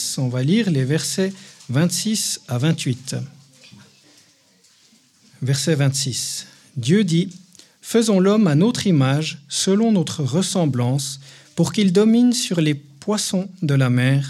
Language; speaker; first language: French; native; French